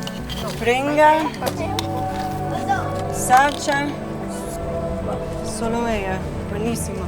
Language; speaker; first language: Spanish; non-native, learner; English